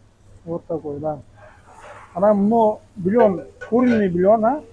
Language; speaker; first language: Russian; non-native, local second language; Kyrgyz